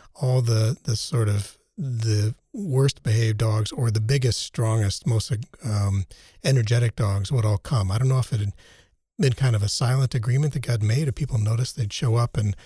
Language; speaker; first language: English; native; English